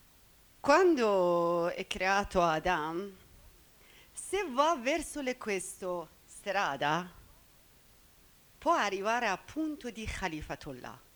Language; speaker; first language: Italian; non-native, learner; Persian